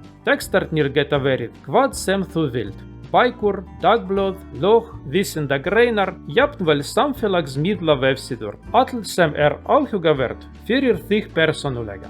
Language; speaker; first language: Icelandic; non-native, learner; Russian